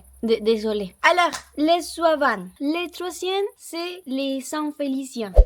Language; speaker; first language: French; non-native, learner; Spanish